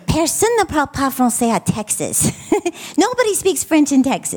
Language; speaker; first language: French; non-native, learner; English